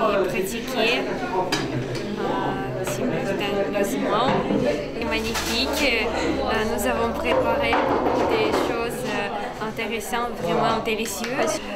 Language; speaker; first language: French; non-native, learner; Russian